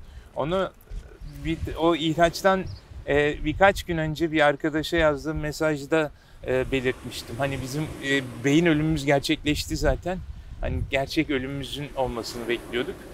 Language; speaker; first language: Turkish; native; Turkish